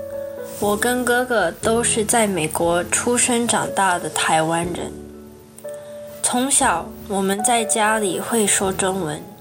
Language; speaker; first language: Chinese; early bilingual, heritage; Chinese